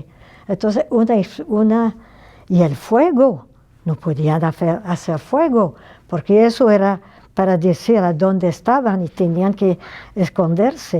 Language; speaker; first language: Spanish; non-native, fluent; French